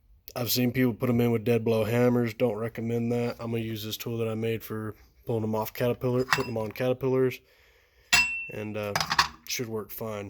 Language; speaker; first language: English; native; English